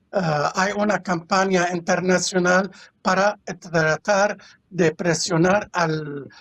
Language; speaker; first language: Spanish; non-native, fluent; Arabic